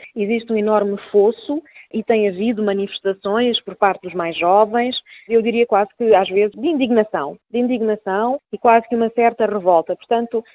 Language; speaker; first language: Portuguese; native; Portuguese